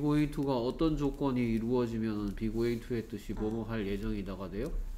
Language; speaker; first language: Korean; native; Korean